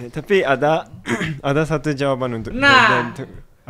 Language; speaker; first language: Indonesian; non-native, fluent; Japanese